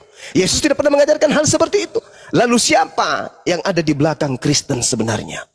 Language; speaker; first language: Indonesian; native; Indonesian